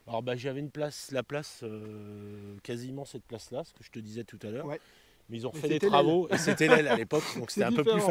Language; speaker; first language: French; native; French